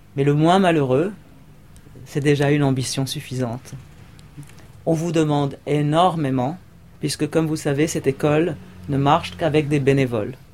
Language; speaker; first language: French; native; French